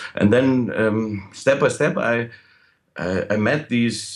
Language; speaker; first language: English; non-native, fluent; German